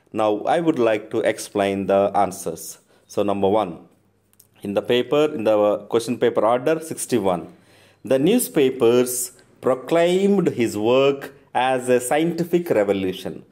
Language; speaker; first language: English; non-native, local second language; Telugu